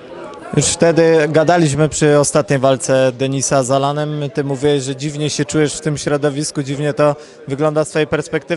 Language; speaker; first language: Polish; native; Polish